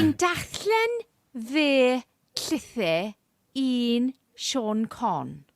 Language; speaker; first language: Welsh; non-native, learner; English